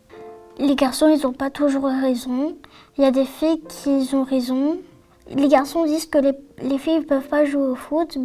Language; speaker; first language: French; non-native, learner; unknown